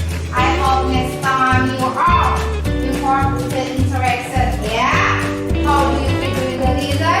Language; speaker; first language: English; non-native, learner; Indonesian